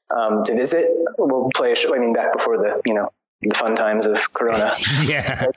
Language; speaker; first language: English; native; English